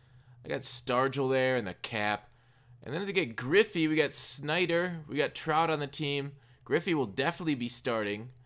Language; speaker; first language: English; native; English